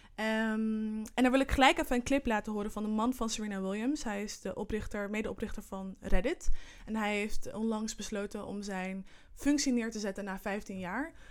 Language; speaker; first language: Dutch; early bilingual, other home language; Somali